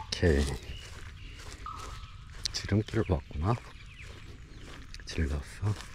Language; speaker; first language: Korean; native; Korean